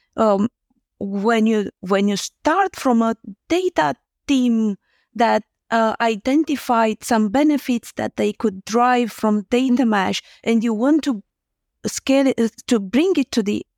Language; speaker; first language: English; non-native, fluent; Romanian